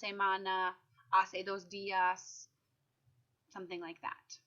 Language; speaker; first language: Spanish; non-native, fluent; English